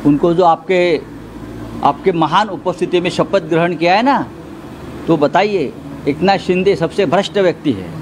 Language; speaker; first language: Hindi; non-native, local second language; Marathi